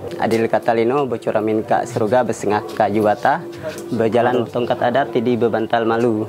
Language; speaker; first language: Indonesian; non-native, local second language; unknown